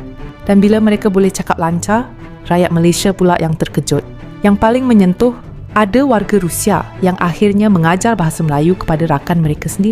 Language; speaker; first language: Malay; native; Malay